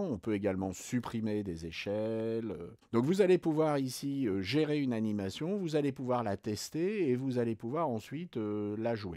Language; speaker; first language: French; native; French